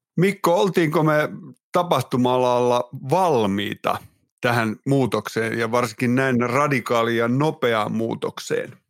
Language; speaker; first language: Finnish; native; Finnish